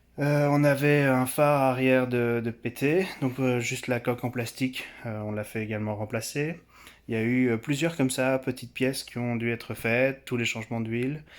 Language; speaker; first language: French; native; French